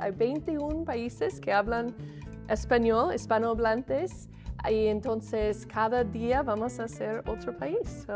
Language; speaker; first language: Spanish; non-native, fluent; English